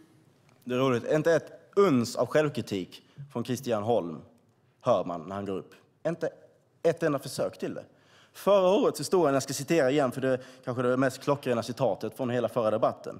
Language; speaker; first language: Swedish; native; Swedish